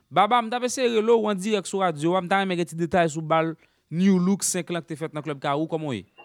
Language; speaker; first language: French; non-native, local second language; Haitian Creole